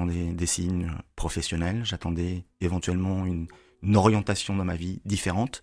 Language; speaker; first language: French; native; French